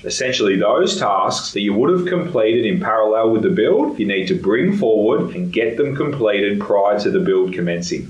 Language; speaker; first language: English; native; English